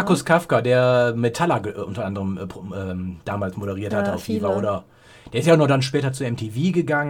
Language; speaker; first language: German; native; German